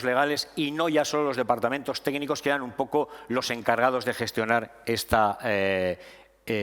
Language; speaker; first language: Spanish; native; Spanish